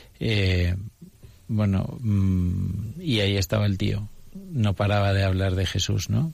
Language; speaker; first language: Spanish; native; Spanish